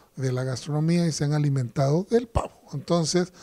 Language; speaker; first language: Spanish; native; Spanish